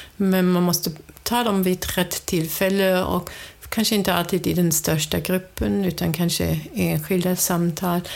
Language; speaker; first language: Swedish; non-native, fluent; German